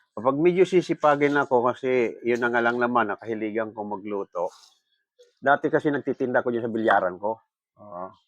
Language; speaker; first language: Filipino; non-native, local second language; Bikol